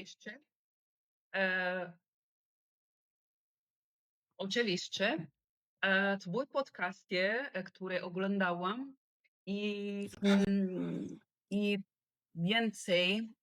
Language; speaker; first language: Polish; non-native, learner; Italian